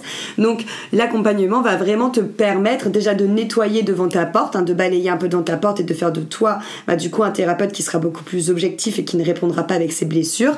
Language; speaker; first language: French; native; French